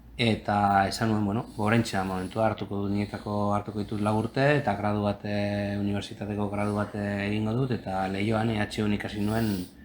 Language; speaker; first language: Basque; native; Basque